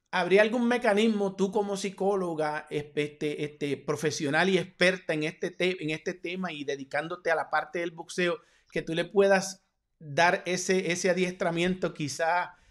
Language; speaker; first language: Spanish; native; Spanish